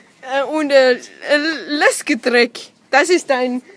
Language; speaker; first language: German; non-native, learner; Danish